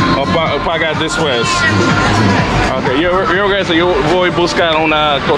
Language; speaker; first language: Spanish; non-native, learner; English